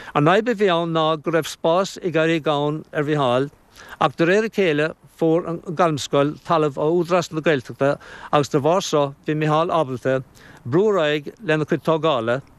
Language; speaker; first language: Irish; native; Irish